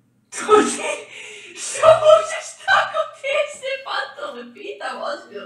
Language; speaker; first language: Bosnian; early bilingual, heritage; English